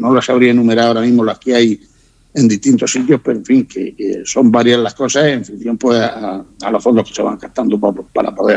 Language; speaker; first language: Spanish; native; Spanish